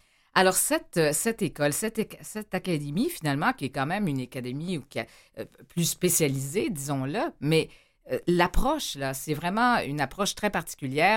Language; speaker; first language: French; native; French